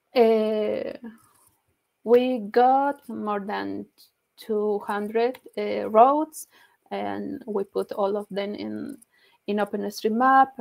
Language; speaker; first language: English; non-native, learner; Spanish